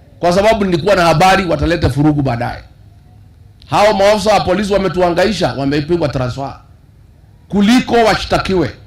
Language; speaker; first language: Swahili; non-native, local second language; Kikuyu